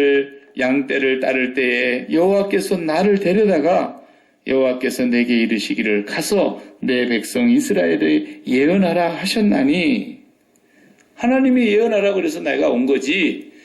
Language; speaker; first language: Korean; native; Korean